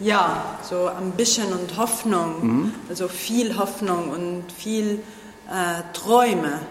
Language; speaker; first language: German; non-native, learner; Arabic